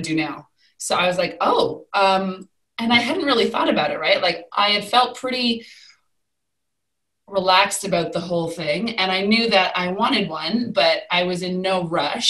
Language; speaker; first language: English; native; English